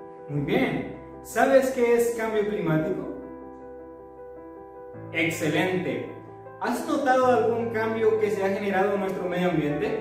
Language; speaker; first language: Spanish; native; Spanish